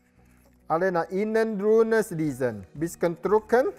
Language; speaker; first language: German; non-native, learner; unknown